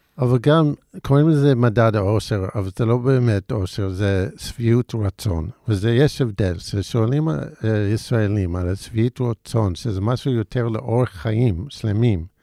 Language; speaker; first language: Hebrew; non-native, fluent; English